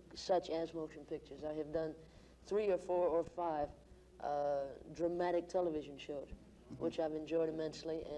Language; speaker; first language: English; native; English